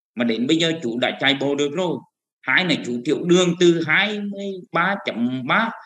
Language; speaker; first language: Vietnamese; native; Vietnamese